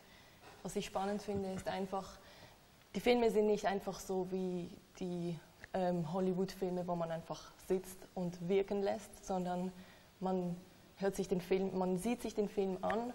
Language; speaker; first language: German; non-native, learner; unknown